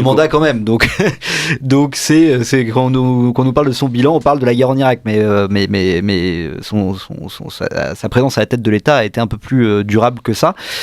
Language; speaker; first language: French; native; French